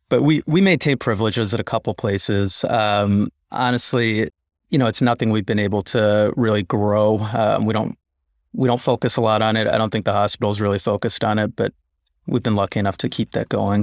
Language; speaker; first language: English; native; English